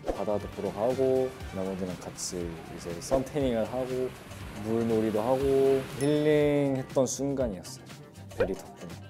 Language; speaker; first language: Korean; non-native, fluent; English